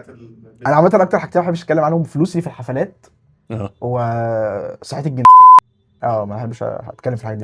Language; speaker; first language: Arabic; native; Arabic